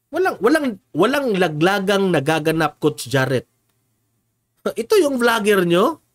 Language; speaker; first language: Filipino; non-native, local second language; Cebuano